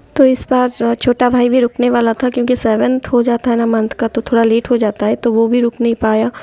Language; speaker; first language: Hindi; non-native, local second language; Odia